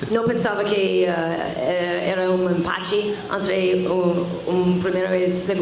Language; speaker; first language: Portuguese; non-native, learner; English